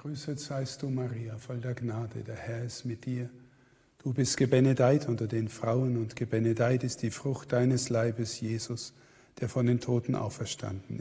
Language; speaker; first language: German; native; German